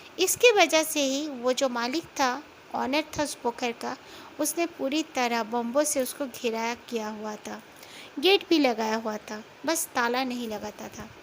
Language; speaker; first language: Hindi; non-native, local second language; Bangla